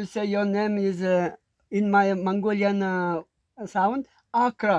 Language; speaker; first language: English; non-native, learner; Mongolian